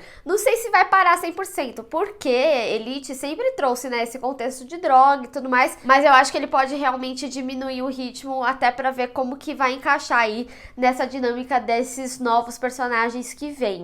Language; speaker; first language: Portuguese; native; Portuguese